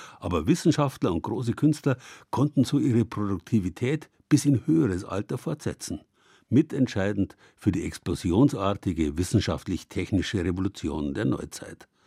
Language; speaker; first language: German; native; German